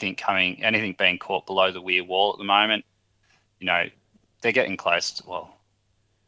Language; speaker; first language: English; native; English